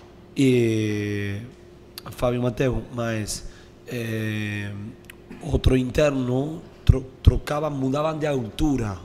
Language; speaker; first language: Portuguese; non-native, learner; Spanish